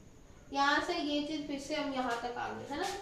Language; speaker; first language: Hindi; native; Hindi